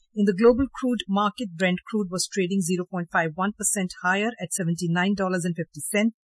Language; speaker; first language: English; non-native, local second language; Hindi